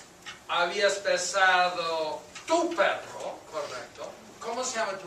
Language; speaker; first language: Spanish; non-native, fluent; English